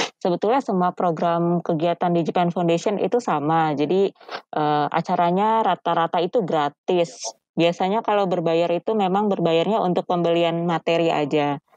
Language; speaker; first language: Indonesian; native; Indonesian